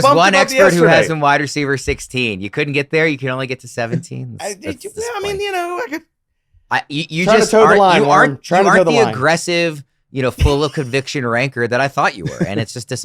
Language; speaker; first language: English; native; English